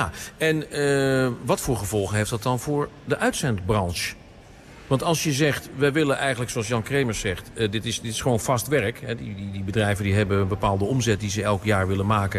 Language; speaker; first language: Dutch; native; Dutch